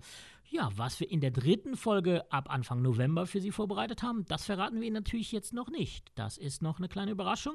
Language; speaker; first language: German; native; German